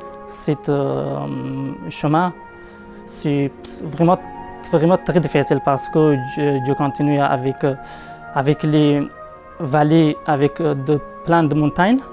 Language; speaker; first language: French; non-native, learner; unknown